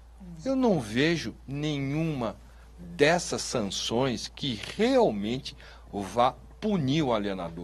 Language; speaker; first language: Portuguese; native; Portuguese